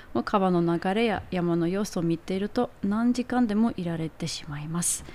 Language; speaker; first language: Japanese; non-native, fluent; Armenian